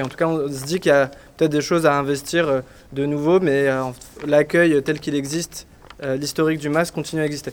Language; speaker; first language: French; native; French